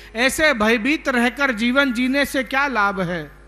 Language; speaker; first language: Hindi; non-native, local second language; Gujarati